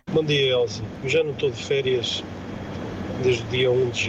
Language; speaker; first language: Portuguese; native; Portuguese